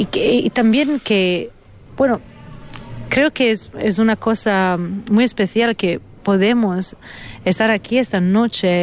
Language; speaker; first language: Spanish; non-native, fluent; Italian